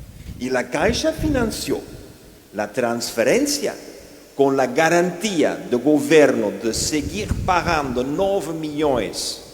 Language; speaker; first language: Portuguese; non-native, fluent; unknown